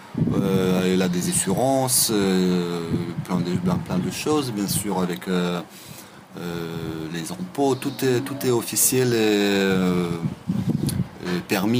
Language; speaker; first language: French; non-native, fluent; Russian